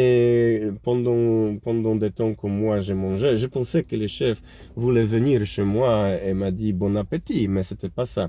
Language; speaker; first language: French; non-native, learner; Polish